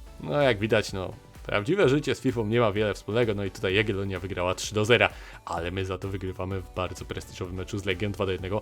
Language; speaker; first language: Polish; native; Polish